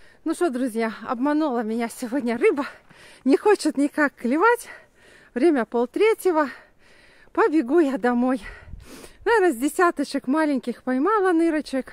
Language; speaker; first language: Russian; native; Russian